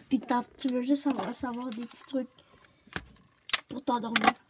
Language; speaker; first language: French; native; French